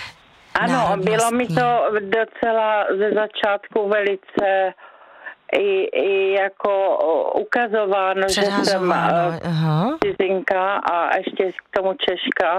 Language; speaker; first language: Czech; native; Czech